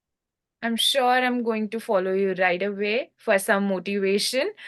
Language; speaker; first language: English; non-native, local second language; Hindi